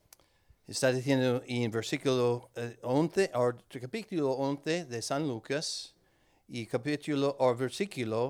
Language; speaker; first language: Spanish; non-native, learner; English